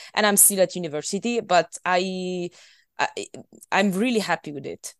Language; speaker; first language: English; non-native, fluent; Italian